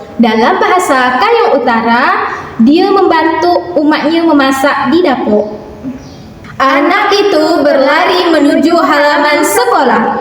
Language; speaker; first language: Indonesian; non-native, local second language; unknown